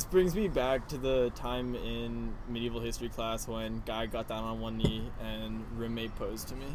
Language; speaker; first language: English; native; English